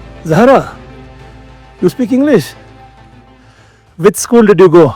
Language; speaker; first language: English; non-native, local second language; Kannada